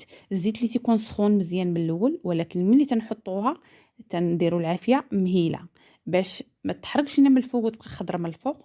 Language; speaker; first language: Arabic; native; Arabic